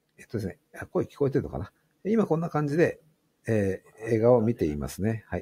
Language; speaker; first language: Japanese; native; Japanese